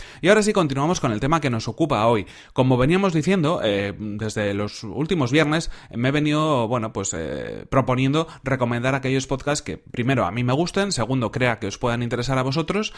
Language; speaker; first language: Spanish; native; Spanish